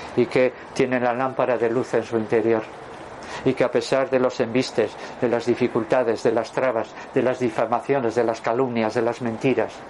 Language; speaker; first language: Spanish; native; Spanish